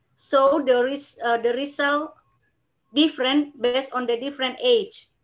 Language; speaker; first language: English; non-native, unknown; Indonesian